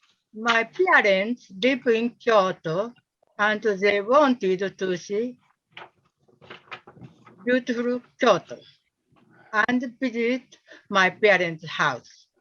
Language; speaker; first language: English; non-native, learner; Japanese